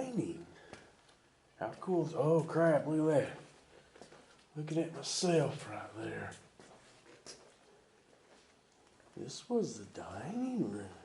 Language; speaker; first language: English; native; English